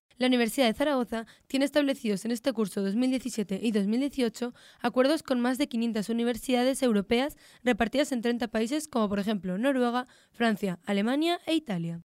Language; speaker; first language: Spanish; native; Spanish